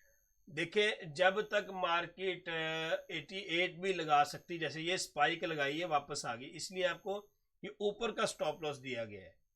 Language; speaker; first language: Hindi; non-native, local second language; Punjabi